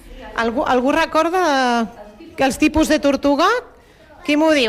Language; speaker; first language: Catalan; native; Catalan